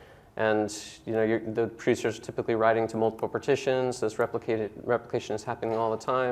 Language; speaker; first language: English; native; English